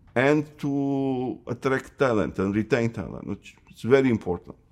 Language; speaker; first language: English; non-native, fluent; Romanian